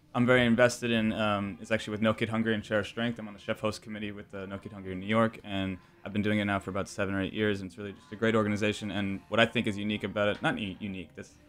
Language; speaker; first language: English; native; English